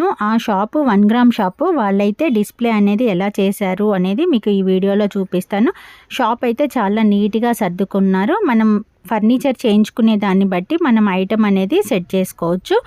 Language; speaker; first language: Telugu; native; Telugu